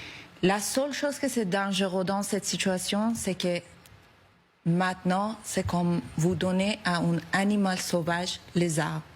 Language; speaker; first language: French; non-native, learner; Persian